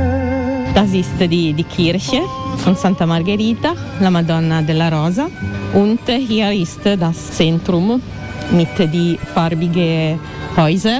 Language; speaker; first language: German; non-native, learner; Italian